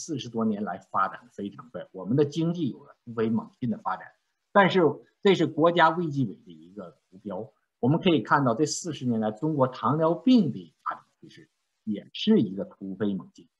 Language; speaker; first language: Chinese; native; Chinese